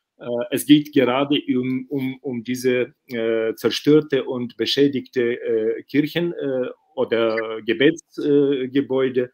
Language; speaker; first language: German; non-native, fluent; Ukrainian